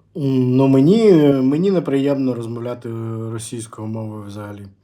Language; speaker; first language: Ukrainian; non-native, local second language; Russian